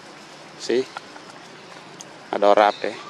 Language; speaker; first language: Spanish; non-native, learner; Khmer